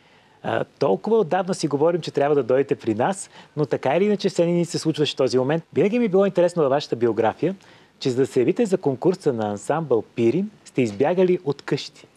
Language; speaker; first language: Bulgarian; native; Bulgarian